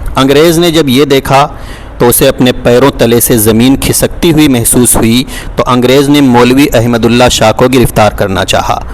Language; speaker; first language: Urdu; native; Urdu